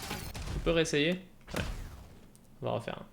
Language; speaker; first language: French; native; French